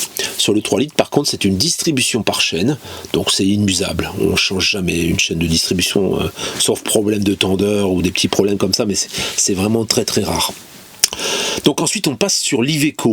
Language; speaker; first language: French; native; French